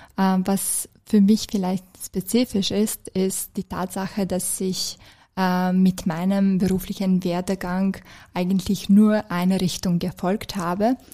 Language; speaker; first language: German; non-native, fluent; Serbian